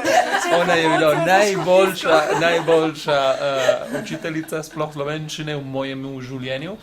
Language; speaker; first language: Slovenian; non-native, learner; Spanish